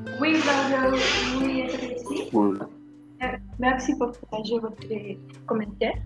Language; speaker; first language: French; non-native, learner; Spanish